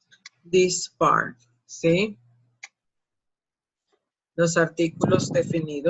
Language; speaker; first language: Spanish; non-native, fluent; English